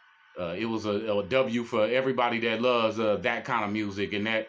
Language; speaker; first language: English; native; English